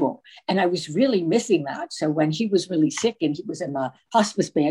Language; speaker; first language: English; native; English